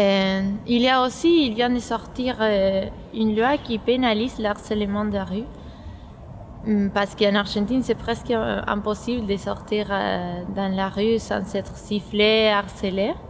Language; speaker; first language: French; non-native, fluent; Spanish